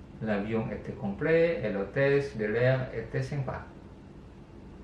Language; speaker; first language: French; non-native, fluent; Indonesian